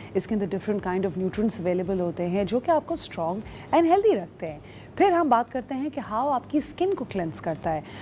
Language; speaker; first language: Urdu; native; Urdu